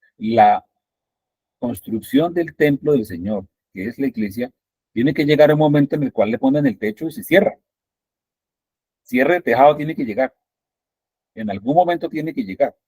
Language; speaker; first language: Spanish; native; Spanish